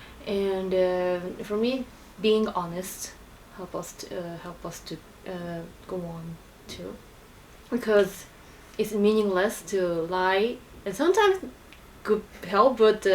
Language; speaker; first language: English; non-native, learner; Japanese